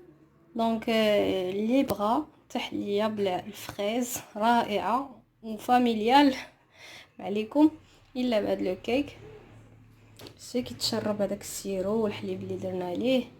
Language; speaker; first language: Arabic; native; Arabic